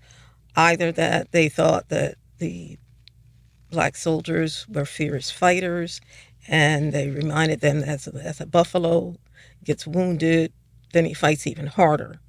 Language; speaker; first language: English; native; English